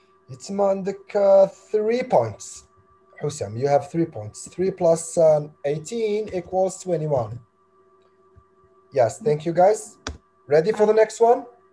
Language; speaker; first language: English; non-native, fluent; Arabic